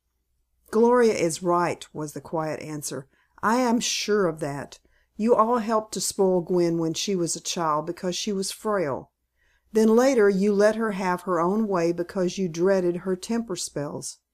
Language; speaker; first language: English; native; English